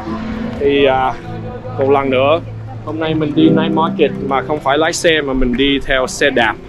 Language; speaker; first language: Vietnamese; early bilingual, heritage; Vietnamese